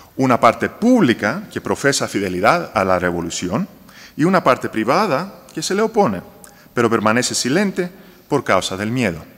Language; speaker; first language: Spanish; non-native, fluent; Greek